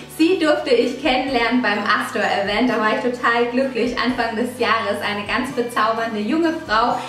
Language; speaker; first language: German; early bilingual, other home language; Italian